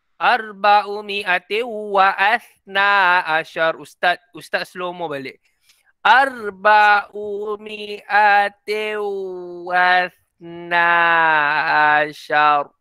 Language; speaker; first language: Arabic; non-native, fluent; Malay